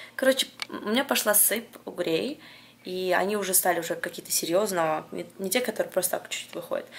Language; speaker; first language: Russian; early bilingual, heritage; Russian